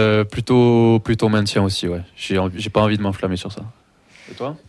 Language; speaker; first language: French; native; French